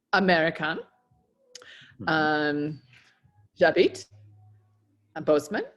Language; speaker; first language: French; non-native, learner; English